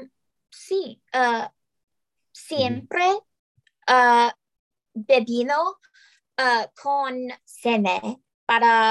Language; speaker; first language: Spanish; non-native, learner; English